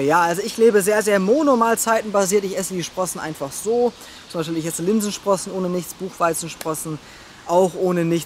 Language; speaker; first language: German; native; German